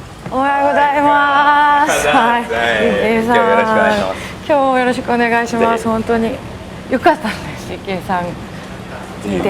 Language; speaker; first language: Japanese; non-native, learner; Korean